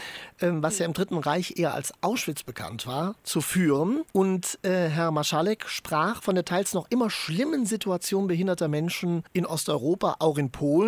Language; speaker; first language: German; native; German